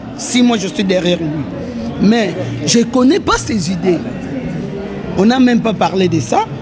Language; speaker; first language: French; non-native, local second language; Lingala